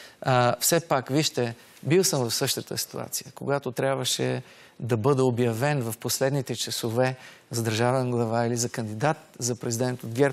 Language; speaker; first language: Bulgarian; native; Bulgarian